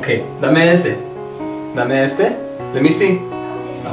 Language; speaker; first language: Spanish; early bilingual, heritage; Spanish